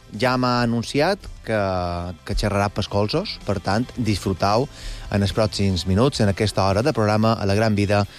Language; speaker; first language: Catalan; native; Catalan